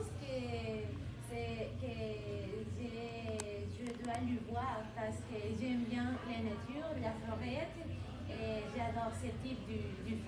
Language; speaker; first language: French; non-native, learner; Spanish